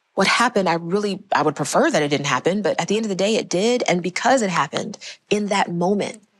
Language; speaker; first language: English; native; English